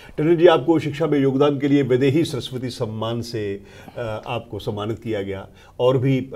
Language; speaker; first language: Hindi; native; Hindi